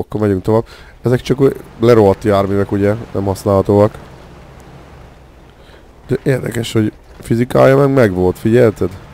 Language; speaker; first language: Hungarian; native; Hungarian